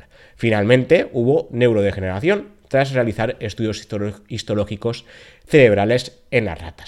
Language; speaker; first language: Spanish; native; Spanish